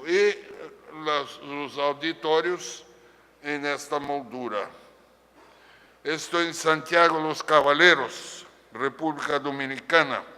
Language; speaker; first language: Spanish; non-native, fluent; Portuguese